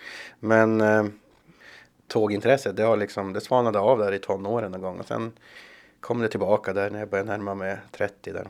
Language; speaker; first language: Swedish; native; Swedish